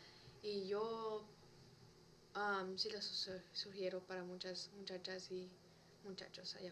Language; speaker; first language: Spanish; early bilingual, other home language; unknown